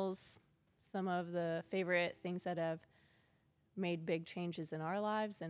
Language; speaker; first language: English; native; English